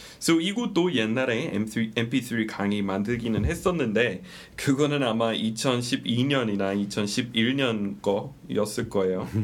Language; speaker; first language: Korean; non-native, fluent; English